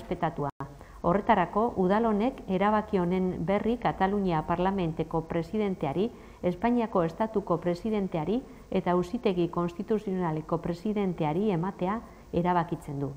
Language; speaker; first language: Basque; native; Basque